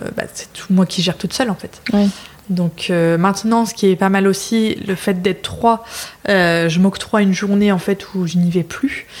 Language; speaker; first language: French; native; French